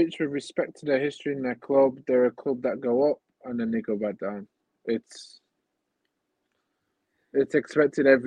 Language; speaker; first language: English; native; English